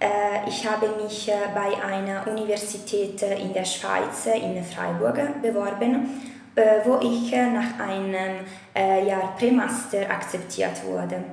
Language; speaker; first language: German; non-native, fluent; Italian